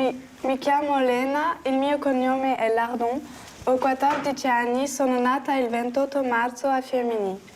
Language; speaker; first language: Italian; non-native, learner; French